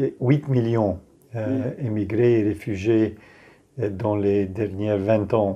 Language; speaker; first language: French; non-native, fluent; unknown